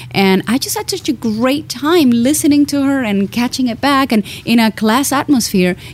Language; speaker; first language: English; early bilingual, other home language; Spanish